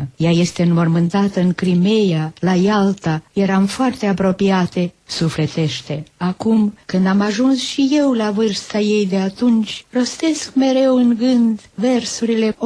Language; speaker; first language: Romanian; native; Romanian